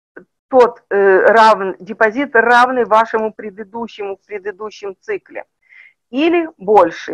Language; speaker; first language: Russian; native; Russian